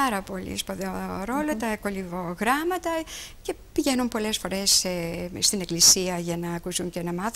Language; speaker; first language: Greek; native; Greek